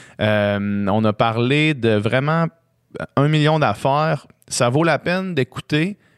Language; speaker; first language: French; native; French